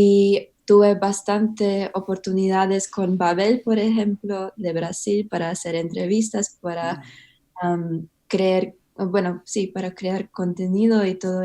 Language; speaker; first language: Spanish; early bilingual, heritage; English